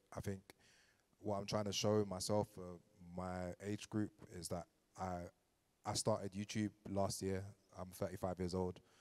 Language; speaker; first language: English; native; English